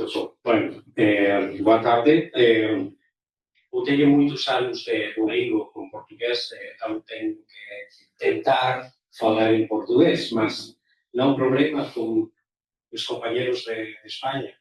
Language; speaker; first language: Portuguese; non-native, learner; Galician